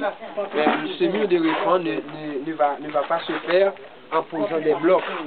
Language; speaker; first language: French; non-native, local second language; Haitian Creole